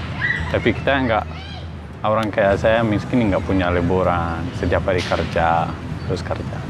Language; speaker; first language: Indonesian; non-native, learner; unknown